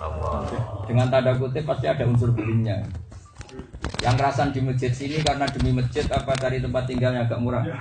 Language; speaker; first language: Indonesian; native; Indonesian